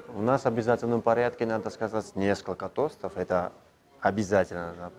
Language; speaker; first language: Russian; non-native, fluent; Georgian